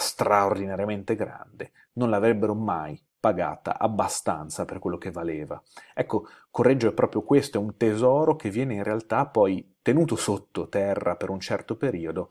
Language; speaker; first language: Italian; native; Italian